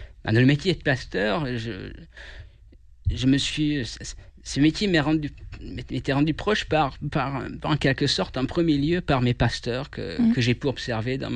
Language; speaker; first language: French; non-native, fluent; Hungarian